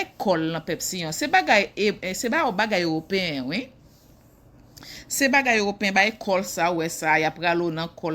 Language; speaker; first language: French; non-native, local second language; Haitian Creole